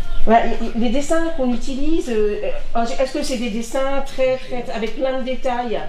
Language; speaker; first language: French; native; French